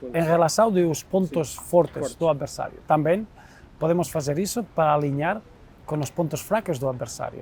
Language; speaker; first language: Portuguese; non-native, fluent; Spanish